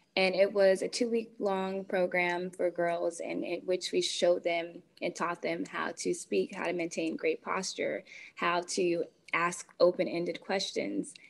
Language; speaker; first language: English; native; English